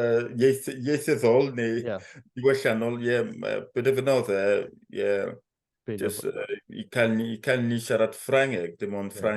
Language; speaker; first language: Welsh; non-native, fluent; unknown